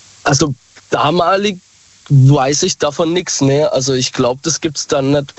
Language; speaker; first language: German; native; German